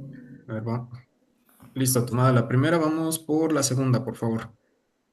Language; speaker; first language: Spanish; native; Spanish